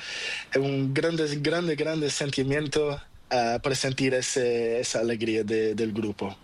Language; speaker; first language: Spanish; non-native, learner; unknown